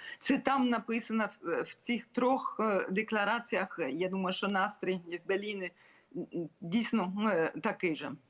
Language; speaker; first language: Ukrainian; non-native, fluent; German